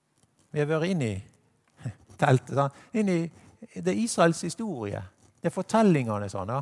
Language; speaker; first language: Norwegian; native; Norwegian